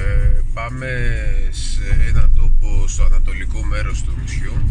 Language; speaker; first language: Greek; native; Greek